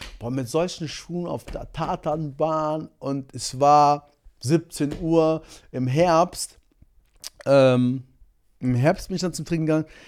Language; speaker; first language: German; early bilingual, other home language; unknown